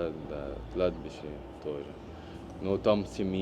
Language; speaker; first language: Russian; non-native, learner; Arabic